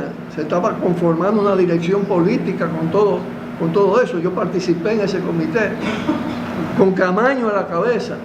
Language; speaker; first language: Spanish; native; Spanish